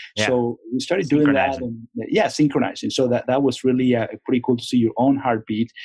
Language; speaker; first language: English; non-native, fluent; Spanish